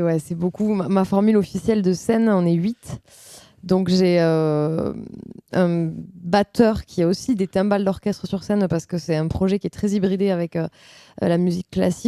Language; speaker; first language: French; native; French